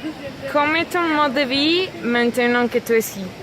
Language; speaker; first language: French; non-native, learner; Spanish